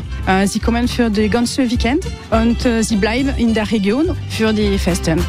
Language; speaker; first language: German; non-native, learner; French